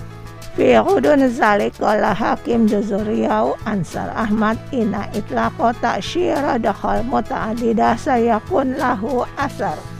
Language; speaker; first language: Arabic; non-native, fluent; Indonesian